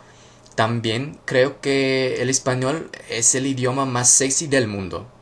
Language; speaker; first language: Spanish; non-native, fluent; Russian